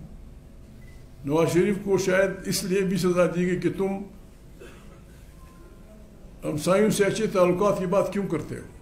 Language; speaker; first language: Urdu; non-native, local second language; Pashto